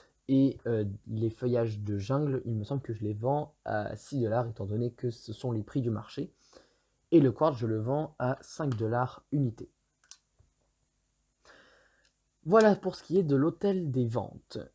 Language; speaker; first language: French; native; French